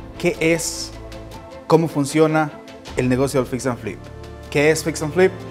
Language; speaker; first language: Spanish; native; Spanish